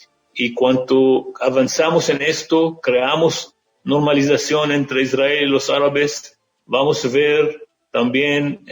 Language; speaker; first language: Spanish; non-native, fluent; Arabic